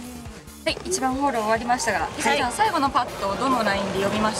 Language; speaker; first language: Japanese; native; Japanese